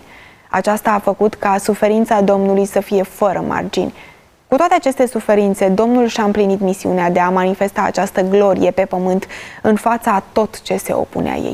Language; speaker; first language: Romanian; native; Romanian